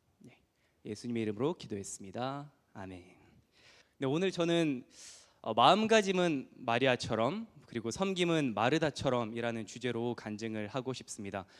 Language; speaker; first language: Korean; early bilingual, heritage; Korean